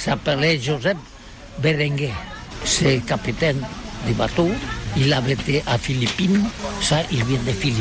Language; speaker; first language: French; non-native, learner; Catalan